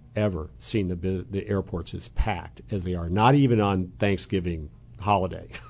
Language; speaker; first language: English; native; English